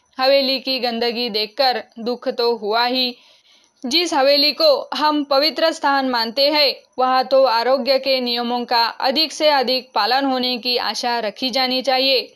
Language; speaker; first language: Hindi; non-native, local second language; Marathi